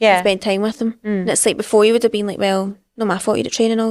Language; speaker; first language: English; native; English